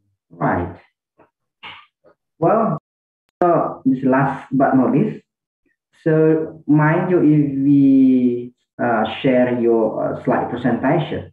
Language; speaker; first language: English; non-native, fluent; Indonesian